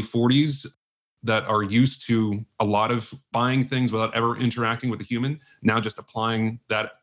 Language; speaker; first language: English; native; English